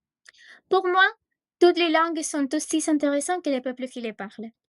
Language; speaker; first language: French; non-native, fluent; Spanish